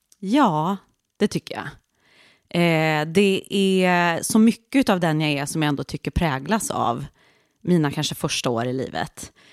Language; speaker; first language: Swedish; early bilingual, other home language; Central Kurdish